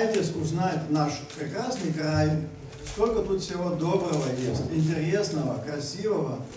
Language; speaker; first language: Russian; non-native, fluent; Lithuanian